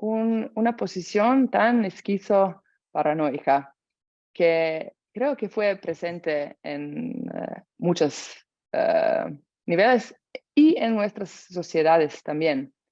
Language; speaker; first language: Spanish; non-native, fluent; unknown